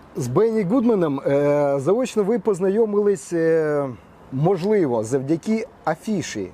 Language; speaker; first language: Ukrainian; native; Ukrainian